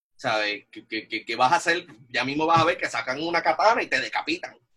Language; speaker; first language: Spanish; native; Spanish